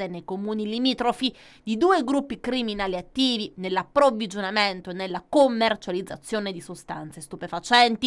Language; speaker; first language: Italian; native; Italian